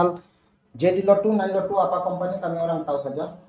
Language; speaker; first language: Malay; non-native, learner; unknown